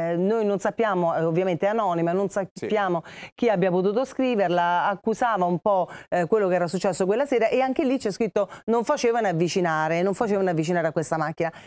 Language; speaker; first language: Italian; native; Italian